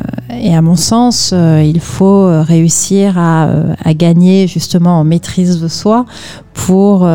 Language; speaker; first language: French; native; French